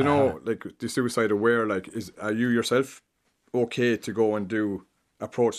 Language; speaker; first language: English; native; English